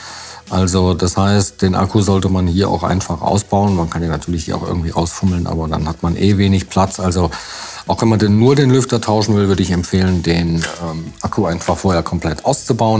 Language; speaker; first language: German; native; German